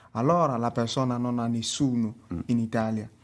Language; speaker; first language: Italian; non-native, learner; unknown